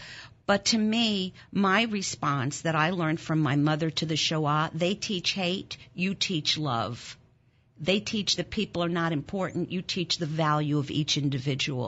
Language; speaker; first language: English; non-native, fluent; German